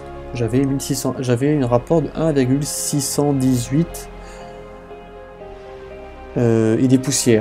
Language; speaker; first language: French; native; French